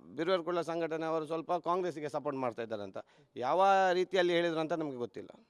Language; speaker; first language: Kannada; non-native, local second language; Tulu